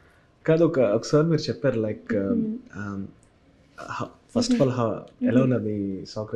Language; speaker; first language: Telugu; native; Telugu